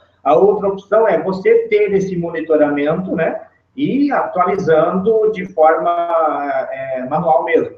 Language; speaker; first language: Portuguese; native; Portuguese